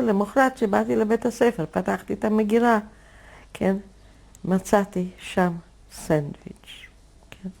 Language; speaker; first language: Hebrew; non-native, fluent; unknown